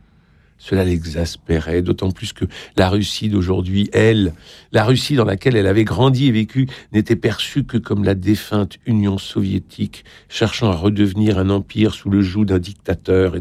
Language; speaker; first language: French; native; French